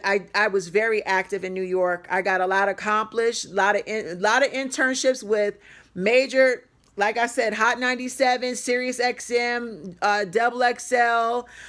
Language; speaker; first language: English; native; English